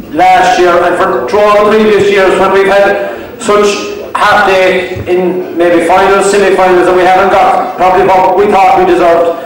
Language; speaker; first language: English; native; English